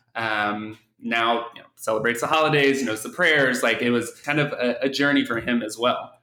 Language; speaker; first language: English; native; English